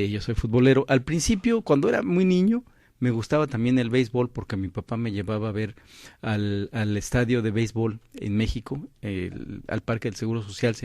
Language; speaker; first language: Spanish; native; Spanish